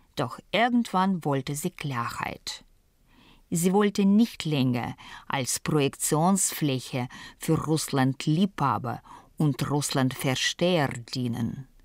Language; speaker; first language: German; non-native, fluent; Russian